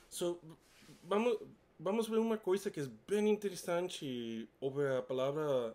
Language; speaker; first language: Portuguese; non-native, learner; English